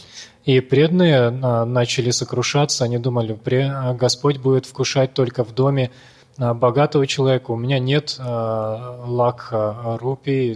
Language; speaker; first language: Russian; native; Russian